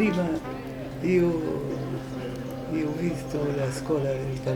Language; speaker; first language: Italian; non-native, learner; Arabic